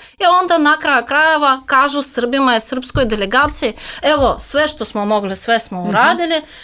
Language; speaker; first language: Serbian; non-native, fluent; Russian